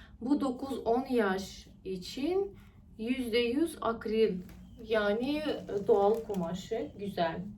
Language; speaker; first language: Turkish; non-native, fluent; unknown